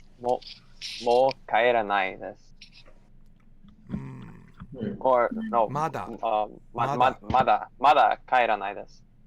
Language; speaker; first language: Japanese; non-native, learner; English